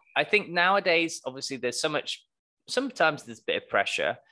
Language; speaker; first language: English; native; English